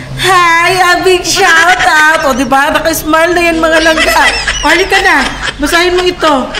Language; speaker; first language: Filipino; non-native, local second language; Cebuano